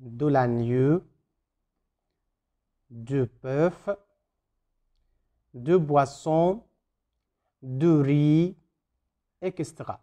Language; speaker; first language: French; non-native, fluent; Arabic